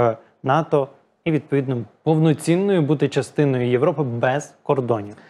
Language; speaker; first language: Ukrainian; native; Ukrainian